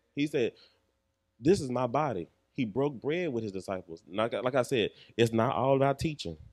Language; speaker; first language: English; native; English